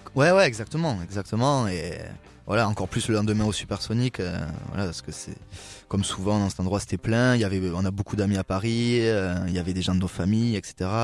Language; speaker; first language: French; native; French